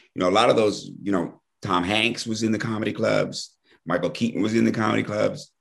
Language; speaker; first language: English; native; English